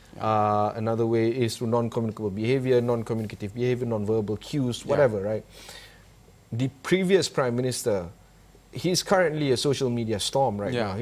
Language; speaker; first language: English; non-native, local second language; Malay